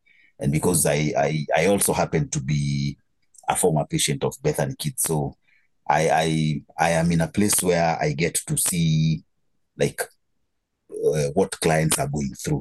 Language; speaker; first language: English; non-native, local second language; Kikuyu